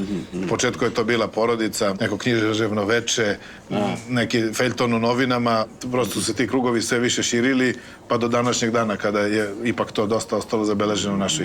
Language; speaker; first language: Bosnian; native; Bosnian